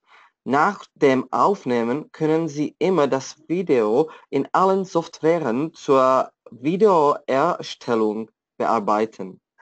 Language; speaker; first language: German; non-native, fluent; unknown